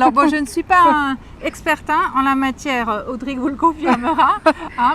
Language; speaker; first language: French; native; French